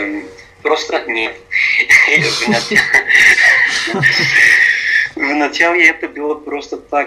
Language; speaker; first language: Russian; non-native, learner; English